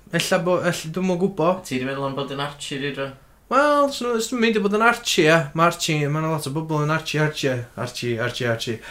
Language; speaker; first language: Welsh; native; Welsh